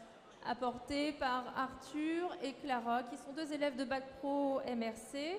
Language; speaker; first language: French; native; French